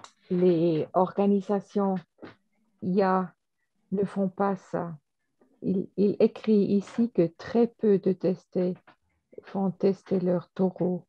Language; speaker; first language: French; non-native, fluent; German